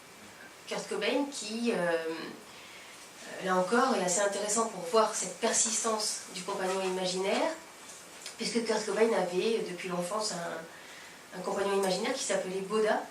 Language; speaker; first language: French; native; French